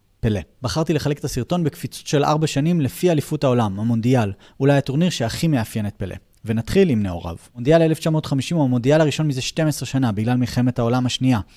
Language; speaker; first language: Hebrew; native; Hebrew